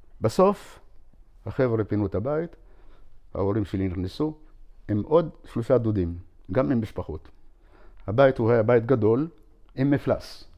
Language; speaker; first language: Hebrew; non-native, local second language; Arabic